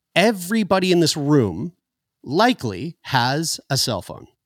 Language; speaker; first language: English; native; English